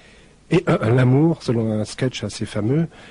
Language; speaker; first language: French; native; French